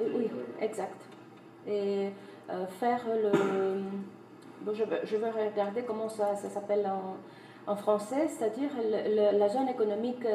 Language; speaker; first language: French; non-native, fluent; Greek